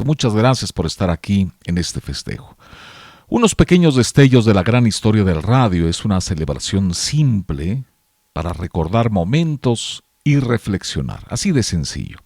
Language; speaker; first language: Spanish; native; Spanish